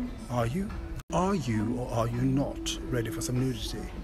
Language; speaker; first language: English; non-native, fluent; Swedish